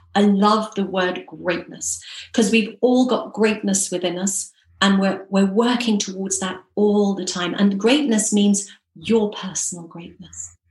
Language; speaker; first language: English; native; English